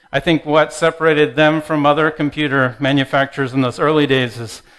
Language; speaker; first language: English; native; English